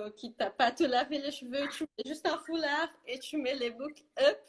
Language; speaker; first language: French; non-native, fluent; Portuguese